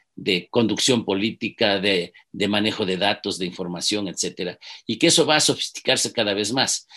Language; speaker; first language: Spanish; native; Spanish